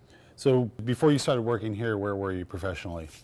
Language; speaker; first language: English; native; English